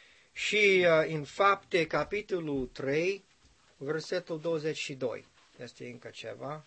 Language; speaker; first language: Romanian; non-native, learner; English